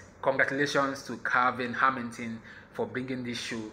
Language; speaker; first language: English; non-native, local second language; Igbo